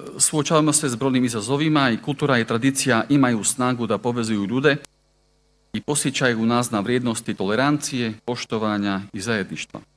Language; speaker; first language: Bosnian; non-native, fluent; Slovak